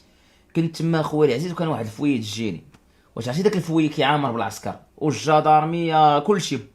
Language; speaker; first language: Arabic; native; Arabic